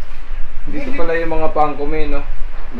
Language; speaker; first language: Filipino; non-native, local second language; Cebuano